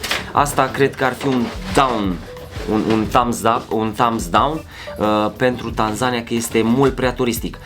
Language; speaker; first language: Romanian; native; Romanian